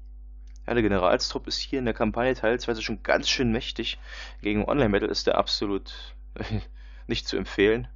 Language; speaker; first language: German; native; German